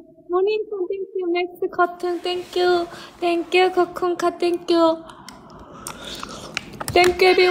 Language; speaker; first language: English; non-native, learner; Korean